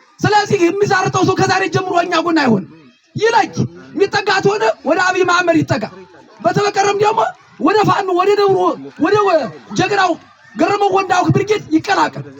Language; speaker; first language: Amharic; native; Amharic